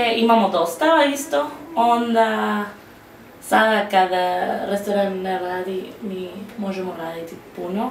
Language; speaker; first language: Croatian; non-native, learner; Spanish